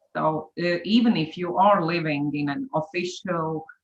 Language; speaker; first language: English; non-native, fluent; Latvian